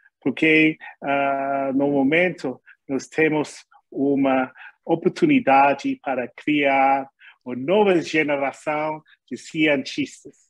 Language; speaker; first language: Portuguese; non-native, learner; English